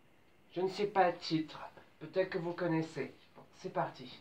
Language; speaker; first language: French; native; French